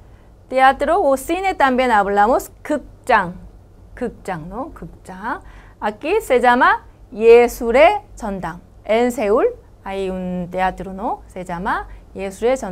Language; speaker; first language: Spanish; non-native, learner; Korean